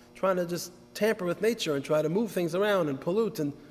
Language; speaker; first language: English; native; English